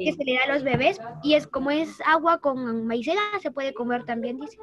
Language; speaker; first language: Spanish; native; Spanish